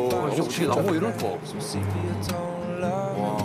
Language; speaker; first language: Korean; native; Korean